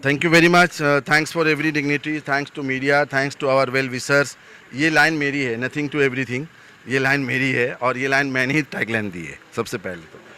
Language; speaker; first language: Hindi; native; Hindi